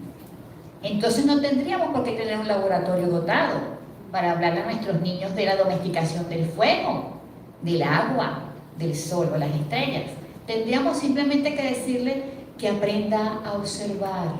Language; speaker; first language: Spanish; native; Spanish